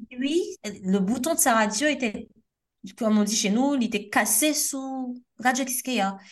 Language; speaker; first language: French; non-native, local second language; Haitian Creole